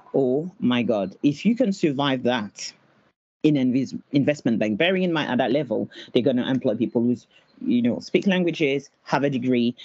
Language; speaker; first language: English; non-native, fluent; French